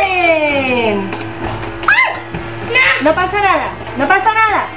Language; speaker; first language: Spanish; native; Spanish